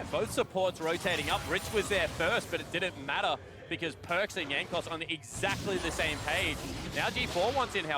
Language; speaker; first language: English; native; English